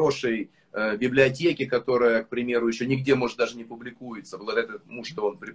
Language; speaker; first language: Russian; native; Russian